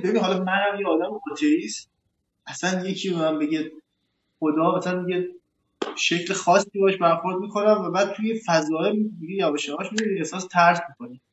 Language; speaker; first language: Persian; native; Persian